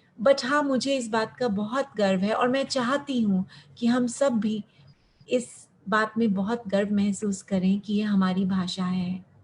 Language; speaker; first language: Hindi; early bilingual, heritage; Hindi